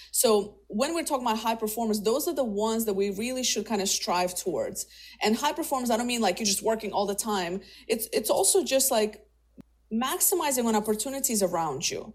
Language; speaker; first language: English; early bilingual, other home language; Russian